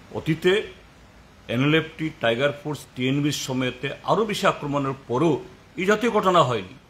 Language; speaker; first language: Bangla; non-native, local second language; Konkani